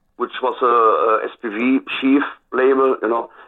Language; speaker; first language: English; non-native, fluent; German